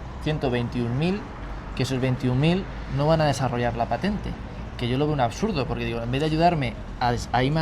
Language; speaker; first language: Spanish; native; Spanish